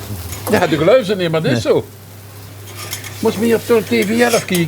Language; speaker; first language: Dutch; native; Dutch